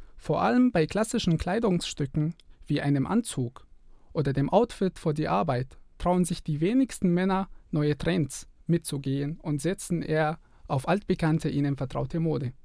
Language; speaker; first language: German; non-native, fluent; Arabic